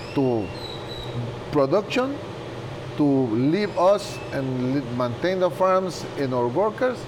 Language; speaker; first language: English; non-native, learner; Spanish